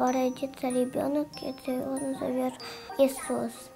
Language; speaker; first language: Russian; early bilingual, heritage; Russian